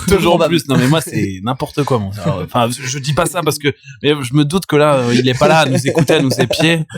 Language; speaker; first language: French; native; French